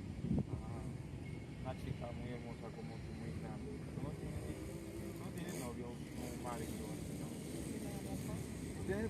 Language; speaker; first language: Spanish; non-native, local second language; Haitian Creole